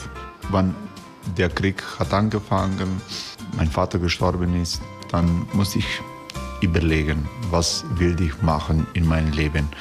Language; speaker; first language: German; non-native, fluent; Croatian